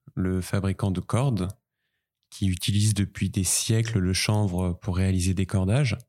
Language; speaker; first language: French; native; French